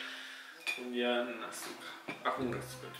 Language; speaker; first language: Indonesian; non-native, learner; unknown